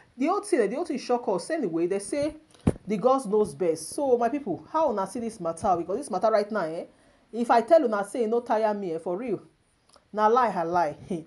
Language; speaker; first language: Nigerian Pidgin; non-native, local second language; Yoruba